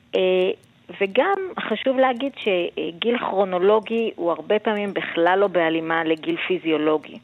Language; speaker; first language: Hebrew; native; Hebrew